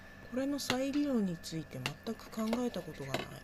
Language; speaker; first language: Japanese; native; Japanese